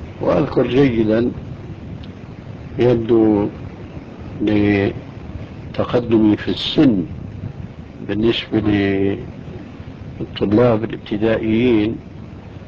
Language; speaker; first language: Arabic; early bilingual, other home language; Albanian